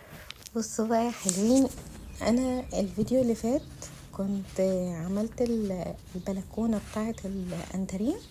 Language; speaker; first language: Arabic; native; Arabic